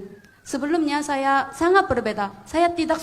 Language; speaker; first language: Indonesian; non-native, fluent; Korean